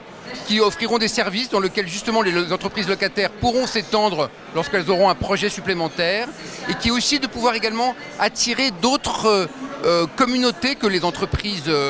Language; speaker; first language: French; native; French